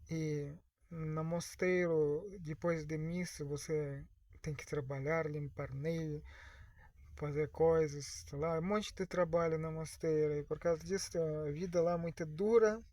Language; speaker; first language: Portuguese; non-native, learner; Russian